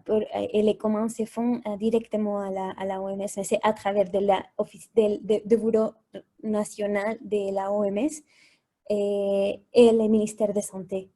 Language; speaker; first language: French; non-native, fluent; Spanish